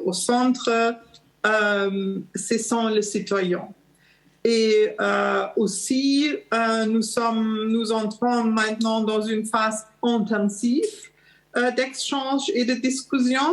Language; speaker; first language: French; non-native, learner; German